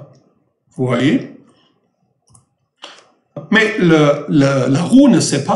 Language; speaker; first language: French; non-native, fluent; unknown